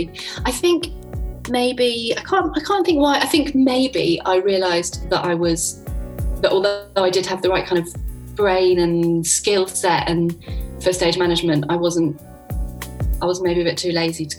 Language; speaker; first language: English; native; English